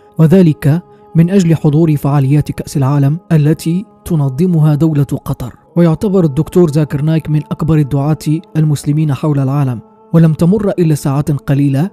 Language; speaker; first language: Arabic; native; Arabic